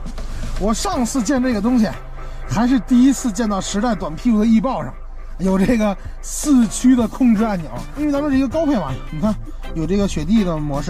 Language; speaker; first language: Chinese; native; Chinese